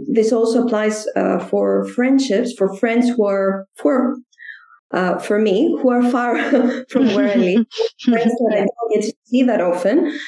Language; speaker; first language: English; non-native, fluent; Greek